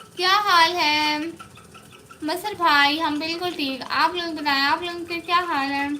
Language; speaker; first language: Urdu; non-native, local second language; Saraiki